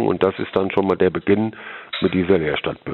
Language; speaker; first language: German; native; German